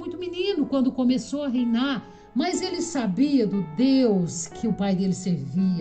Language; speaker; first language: Portuguese; native; Portuguese